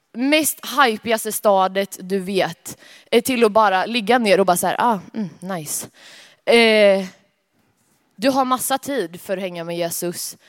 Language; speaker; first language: Swedish; native; Swedish